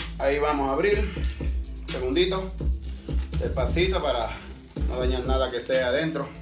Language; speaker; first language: Spanish; early bilingual, heritage; Spanish